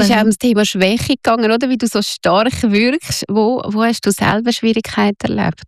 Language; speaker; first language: German; native; German